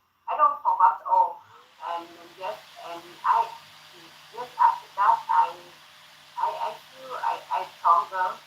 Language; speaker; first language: English; non-native, learner; Thai